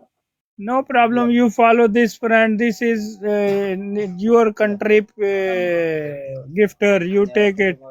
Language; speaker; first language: English; non-native, learner; Hindi